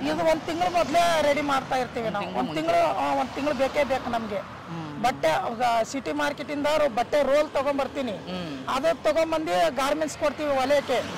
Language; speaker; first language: Kannada; non-native, local second language; Marathi